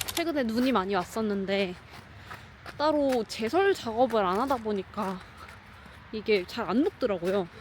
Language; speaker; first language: Korean; native; Korean